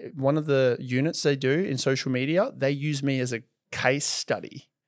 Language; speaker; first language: English; native; English